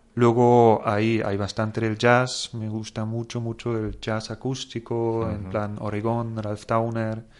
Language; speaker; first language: Spanish; non-native, fluent; German